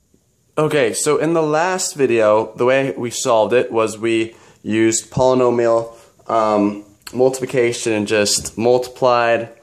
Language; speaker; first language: English; native; English